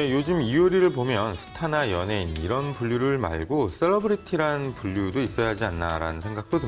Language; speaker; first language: Korean; native; Korean